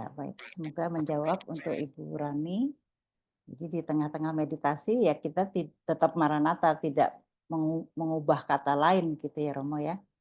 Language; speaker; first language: Indonesian; native; Indonesian